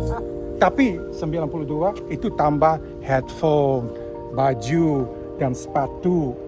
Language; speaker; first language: Indonesian; early bilingual, heritage; Dutch